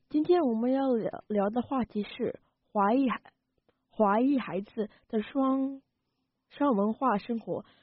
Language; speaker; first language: Chinese; early bilingual, heritage; Chinese